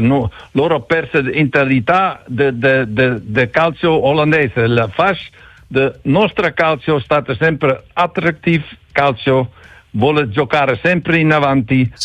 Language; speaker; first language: Italian; non-native, learner; Dutch